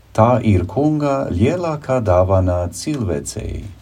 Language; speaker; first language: Latvian; non-native, learner; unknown